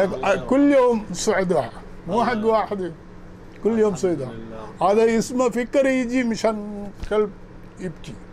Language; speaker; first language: Arabic; non-native, learner; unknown